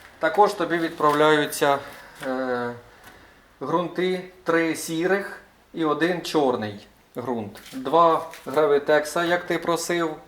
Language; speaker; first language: Ukrainian; non-native, local second language; Russian